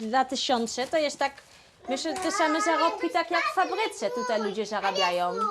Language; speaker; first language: Polish; early bilingual, heritage; Polish